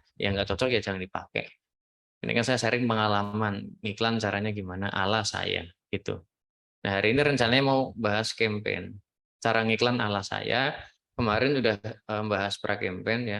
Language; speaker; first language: Indonesian; native; Indonesian